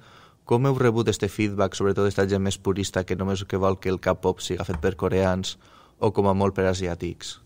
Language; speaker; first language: Catalan; native; Catalan